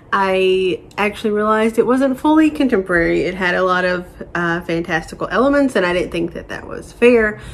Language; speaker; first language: English; native; English